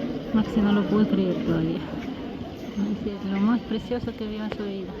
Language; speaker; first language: Spanish; non-native, fluent; Russian